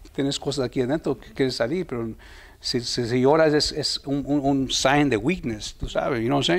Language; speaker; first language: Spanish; early bilingual, heritage; Spanish